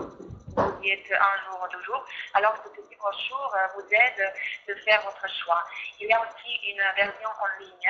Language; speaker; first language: French; non-native, fluent; Croatian